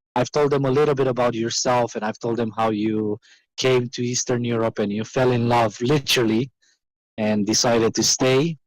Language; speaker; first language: English; non-native, fluent; Romanian